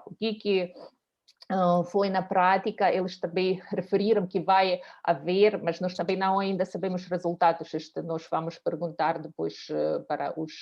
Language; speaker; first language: Portuguese; non-native, fluent; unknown